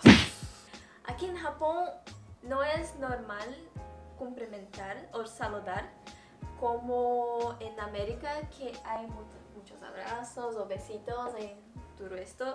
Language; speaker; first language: Spanish; non-native, fluent; Portuguese